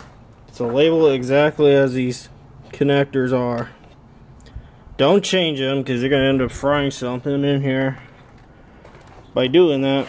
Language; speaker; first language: English; native; English